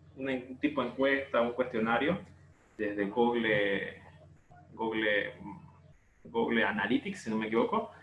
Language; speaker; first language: Spanish; native; Spanish